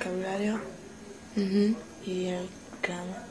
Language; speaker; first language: Spanish; non-native, learner; English